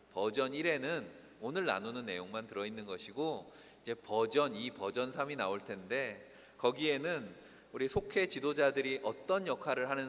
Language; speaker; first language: Korean; native; Korean